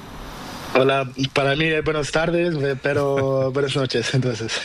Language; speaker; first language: Spanish; non-native, learner; Portuguese